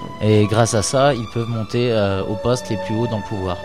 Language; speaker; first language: French; native; French